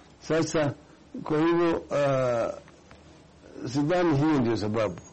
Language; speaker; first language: Swahili; non-native, local second language; Luo (Kenya and Tanzania)